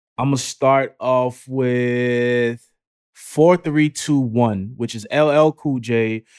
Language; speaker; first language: English; native; English